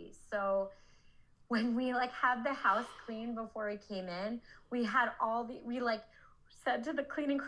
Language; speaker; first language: English; native; English